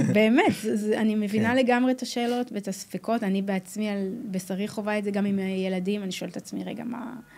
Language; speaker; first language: Hebrew; native; Hebrew